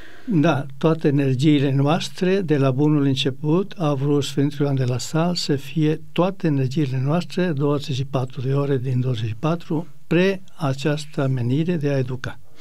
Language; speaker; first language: Romanian; non-native, fluent; Spanish